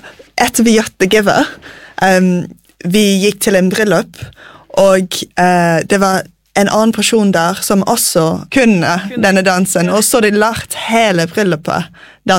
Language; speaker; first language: Norwegian; non-native, fluent; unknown